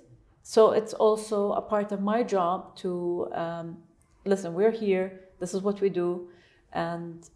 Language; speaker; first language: English; non-native, fluent; Arabic